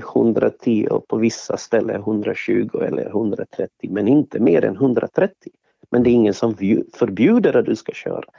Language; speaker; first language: Swedish; non-native, fluent; Bosnian